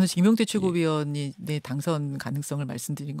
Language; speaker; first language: Korean; native; Korean